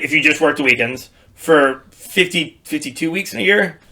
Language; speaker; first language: English; native; English